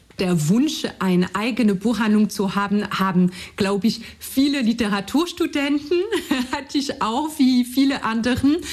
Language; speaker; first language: German; non-native, fluent; French